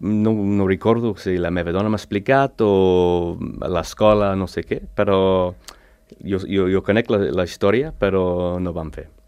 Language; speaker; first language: Catalan; non-native, learner; English